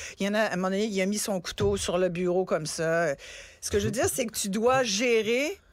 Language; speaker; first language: French; early bilingual, other home language; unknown